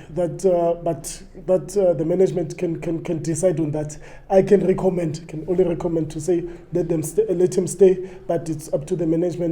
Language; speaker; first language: English; non-native, local second language; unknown